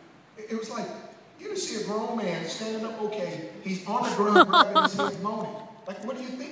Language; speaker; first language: English; native; English